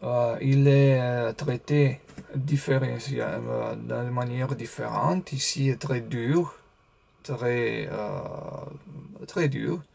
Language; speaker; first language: French; non-native, learner; Romanian